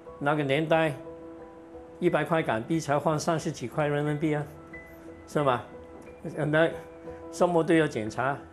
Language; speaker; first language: Chinese; non-native, local second language; Cantonese